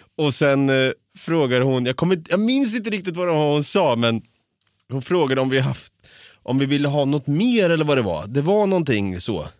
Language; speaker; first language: Swedish; native; Swedish